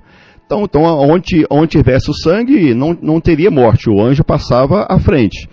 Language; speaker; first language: Portuguese; native; Portuguese